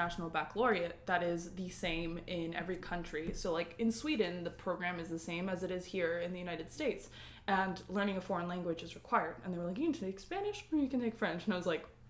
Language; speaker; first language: English; early bilingual, other home language; Spanish